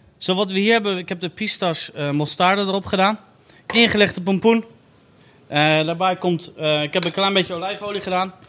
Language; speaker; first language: Dutch; native; Dutch